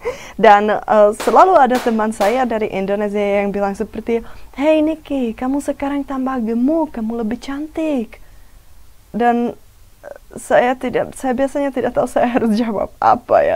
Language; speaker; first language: Indonesian; non-native, fluent; Czech